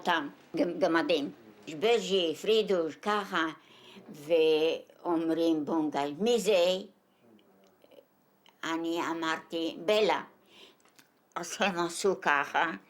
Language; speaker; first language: Hebrew; non-native, fluent; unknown